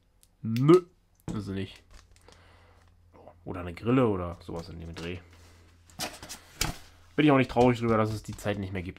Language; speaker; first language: German; native; German